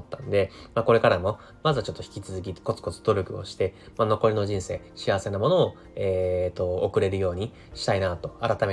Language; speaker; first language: Japanese; native; Japanese